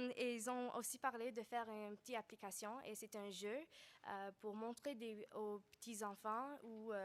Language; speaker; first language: French; non-native, learner; English